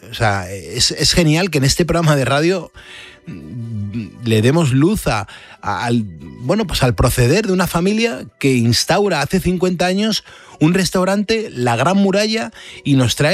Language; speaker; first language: Spanish; native; Spanish